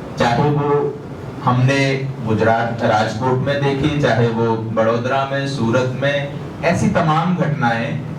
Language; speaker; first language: Hindi; native; Hindi